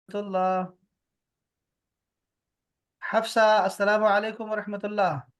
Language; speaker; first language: Arabic; non-native, fluent; Urdu